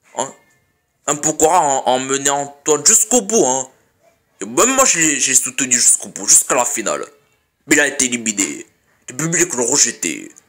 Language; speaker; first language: French; native; French